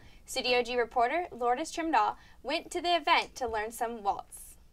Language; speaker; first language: English; native; English